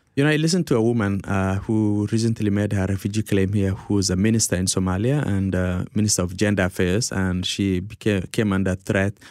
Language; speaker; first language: English; early bilingual, other home language; Somali